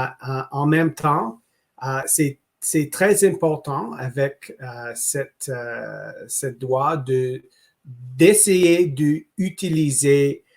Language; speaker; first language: French; non-native, local second language; English